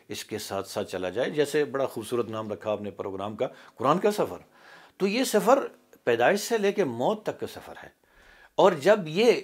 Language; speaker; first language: Urdu; native; Urdu